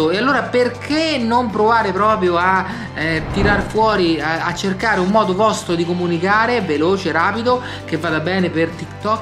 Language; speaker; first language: Italian; native; Italian